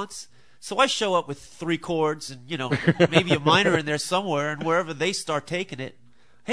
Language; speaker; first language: English; native; English